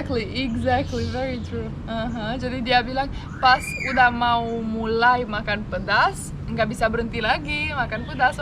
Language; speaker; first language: Indonesian; non-native, fluent; Romanian